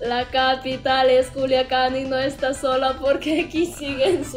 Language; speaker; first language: Spanish; non-native, fluent; Russian